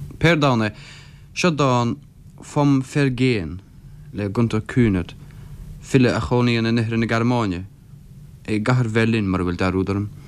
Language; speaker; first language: Irish; non-native, local second language; English